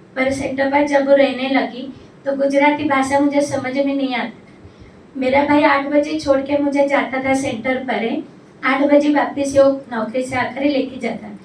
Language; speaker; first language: Hindi; non-native, local second language; Odia